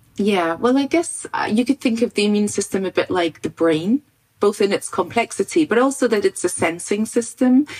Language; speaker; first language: English; native; English